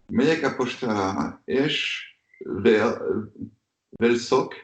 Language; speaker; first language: Hungarian; non-native, learner; French